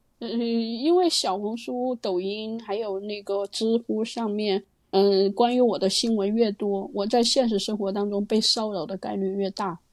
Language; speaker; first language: Chinese; native; Chinese